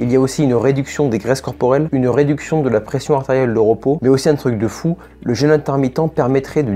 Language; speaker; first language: French; native; French